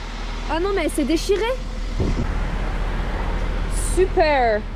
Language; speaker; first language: French; native; French